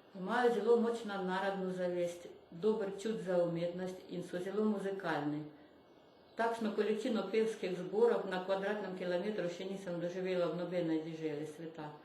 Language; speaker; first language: Slovenian; non-native, fluent; Russian